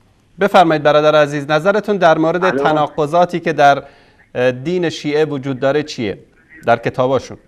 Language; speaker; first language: Persian; native; Persian